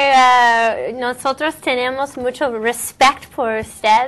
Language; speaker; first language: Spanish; non-native, learner; English